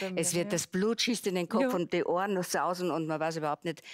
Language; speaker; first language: German; native; German